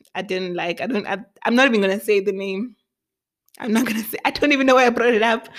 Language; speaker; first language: English; non-native, local second language; Venda